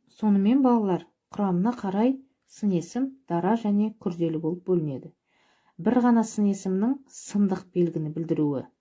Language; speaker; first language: Kazakh; native; Kazakh